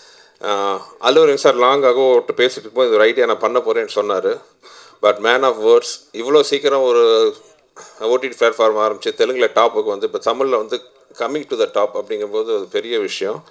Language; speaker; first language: Tamil; native; Tamil